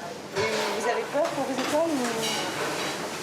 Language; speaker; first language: French; native; French